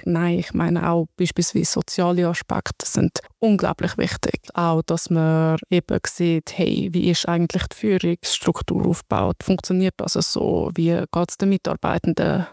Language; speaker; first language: German; early bilingual, other home language; Arabic